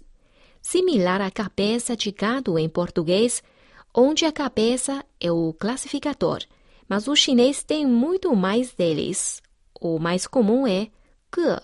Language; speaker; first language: Portuguese; non-native, fluent; Chinese